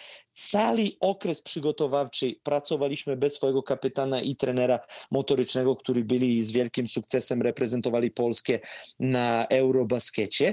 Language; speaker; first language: Polish; non-native, fluent; Serbian